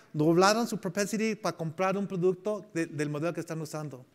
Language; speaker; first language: Spanish; early bilingual, heritage; Spanish